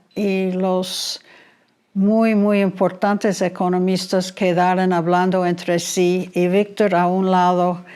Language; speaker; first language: Spanish; non-native, fluent; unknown